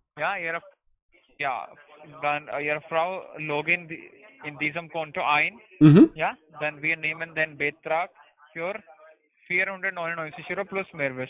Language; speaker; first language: German; non-native, learner; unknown